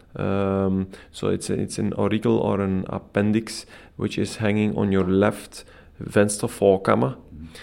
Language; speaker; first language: English; non-native, fluent; Dutch